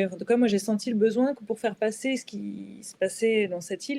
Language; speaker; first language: French; native; French